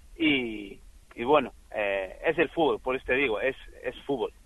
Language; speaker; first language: Spanish; non-native, fluent; Portuguese